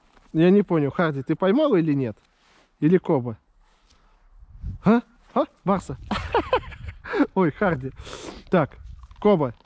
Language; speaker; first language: Russian; native; Russian